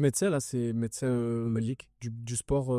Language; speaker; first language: French; native; French